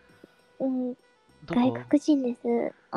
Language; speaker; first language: Japanese; non-native, learner; Filipino